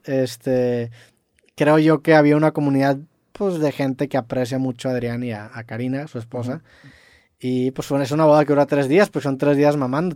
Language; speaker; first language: Spanish; native; Spanish